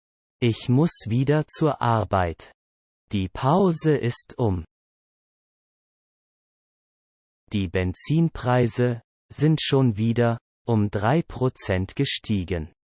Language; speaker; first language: German; non-native, learner; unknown